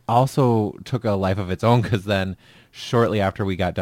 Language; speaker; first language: English; native; English